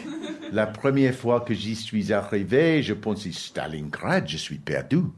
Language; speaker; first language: French; non-native, learner; English